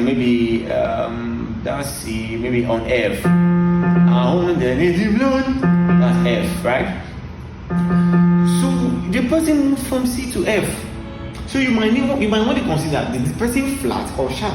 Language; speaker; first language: English; non-native, local second language; Yoruba